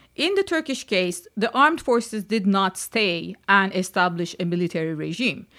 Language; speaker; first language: English; non-native, fluent; Turkish